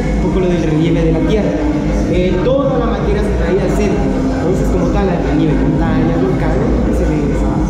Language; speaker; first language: Spanish; native; Spanish